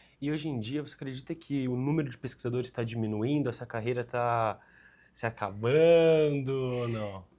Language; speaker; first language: Portuguese; native; Portuguese